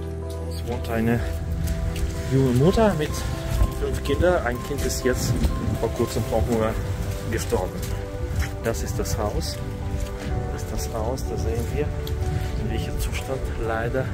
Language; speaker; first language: German; non-native, learner; Russian